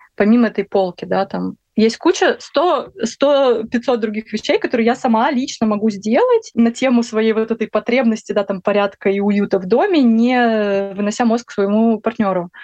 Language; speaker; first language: Russian; native; Russian